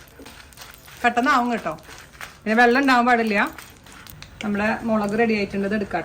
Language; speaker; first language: Malayalam; native; Malayalam